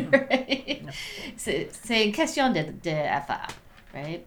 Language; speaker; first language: French; non-native, learner; English